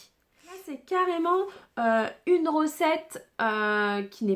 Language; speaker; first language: French; native; French